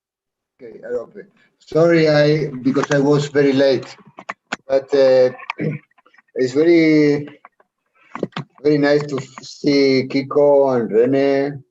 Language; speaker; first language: English; non-native, learner; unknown